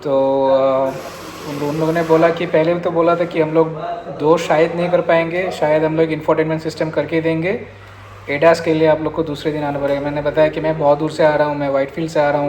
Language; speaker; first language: Hindi; native; Hindi